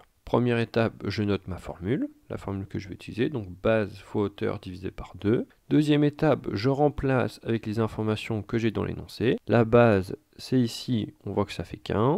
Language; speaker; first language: French; native; French